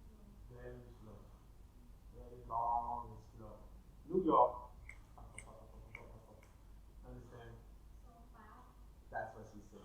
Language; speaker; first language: English; non-native, fluent; Thai